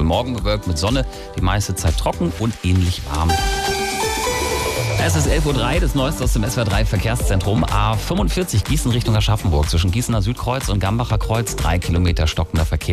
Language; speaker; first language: German; native; German